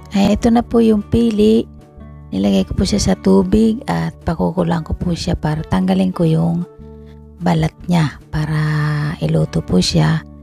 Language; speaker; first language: Filipino; non-native, local second language; Bikol